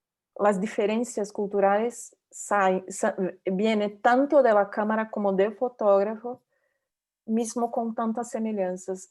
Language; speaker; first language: Spanish; non-native, learner; Portuguese